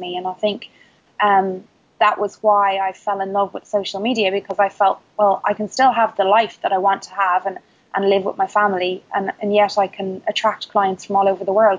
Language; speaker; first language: English; native; English